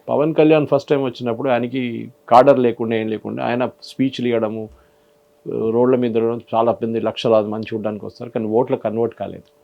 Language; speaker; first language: Telugu; non-native, fluent; Malayalam